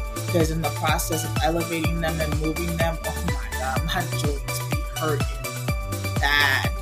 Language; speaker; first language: English; non-native, fluent; Spanish